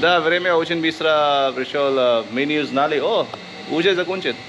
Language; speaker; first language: Russian; non-native, learner; Hindi